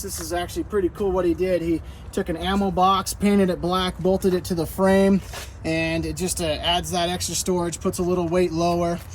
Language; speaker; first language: English; native; English